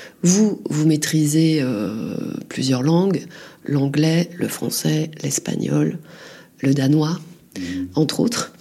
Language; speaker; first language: French; native; French